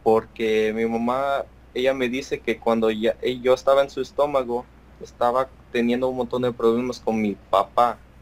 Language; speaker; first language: Spanish; early bilingual, heritage; Spanish